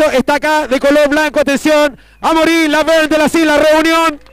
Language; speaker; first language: Spanish; native; Spanish